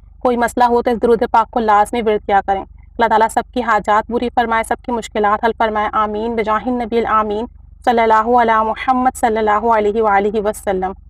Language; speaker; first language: Urdu; native; Urdu